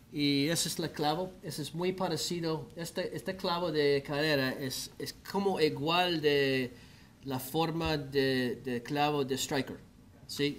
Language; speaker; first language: Spanish; non-native, learner; English